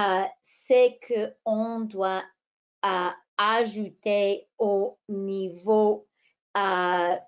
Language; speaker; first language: French; non-native, fluent; English